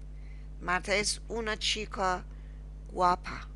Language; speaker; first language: Spanish; non-native, learner; Persian